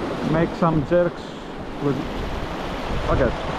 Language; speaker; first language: English; non-native, learner; Greek